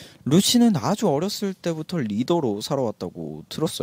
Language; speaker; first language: Korean; native; Korean